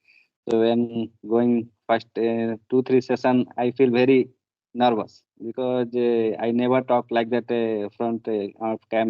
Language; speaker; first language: English; non-native, learner; Hindi